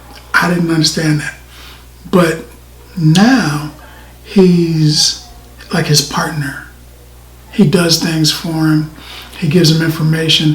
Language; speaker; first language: English; native; English